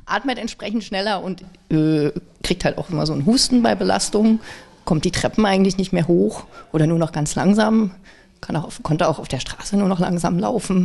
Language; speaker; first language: German; native; German